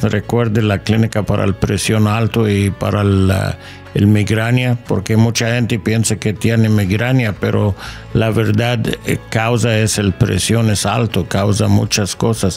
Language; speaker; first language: Spanish; non-native, learner; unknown